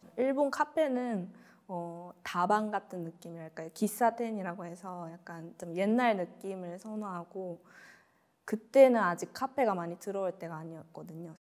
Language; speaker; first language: Korean; non-native, fluent; Japanese